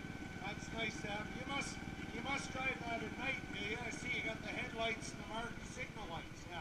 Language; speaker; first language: English; native; English